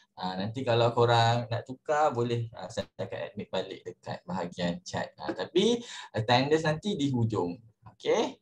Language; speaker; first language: Malay; native; Malay